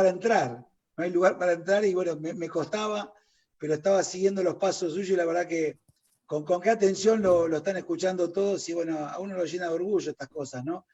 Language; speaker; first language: Spanish; native; Spanish